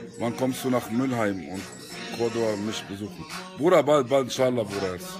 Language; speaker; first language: German; early bilingual, other home language; Arabic